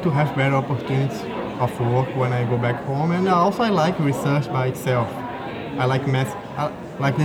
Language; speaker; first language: English; non-native, fluent; Portuguese